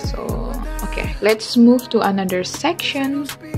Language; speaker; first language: English; non-native, local second language; Malay